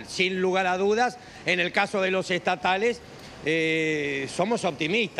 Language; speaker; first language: Spanish; native; Spanish